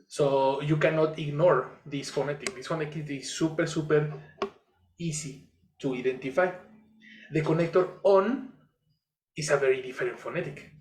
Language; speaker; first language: English; non-native, fluent; Spanish